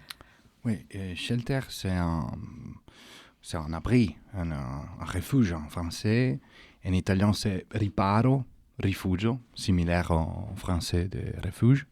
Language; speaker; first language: French; non-native, fluent; Italian